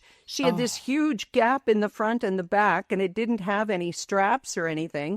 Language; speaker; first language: English; native; English